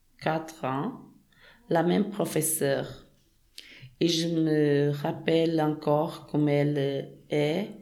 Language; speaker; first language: French; non-native, learner; Portuguese